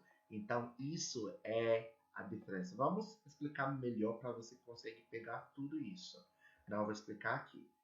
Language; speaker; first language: Portuguese; non-native, learner; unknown